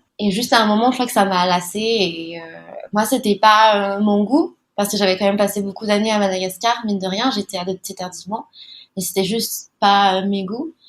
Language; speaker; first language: French; early bilingual, other home language; Malagasy